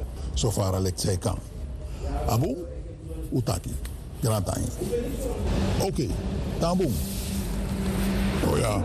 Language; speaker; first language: Dutch; native; Dutch